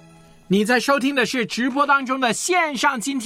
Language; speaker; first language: Chinese; native; Chinese